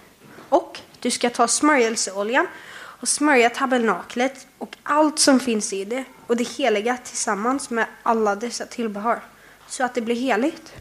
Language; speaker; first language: Swedish; native; Swedish